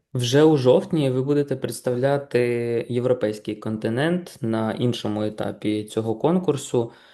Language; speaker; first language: Ukrainian; native; Ukrainian